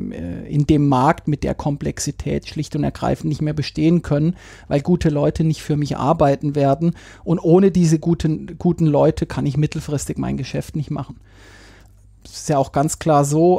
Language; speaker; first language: German; native; German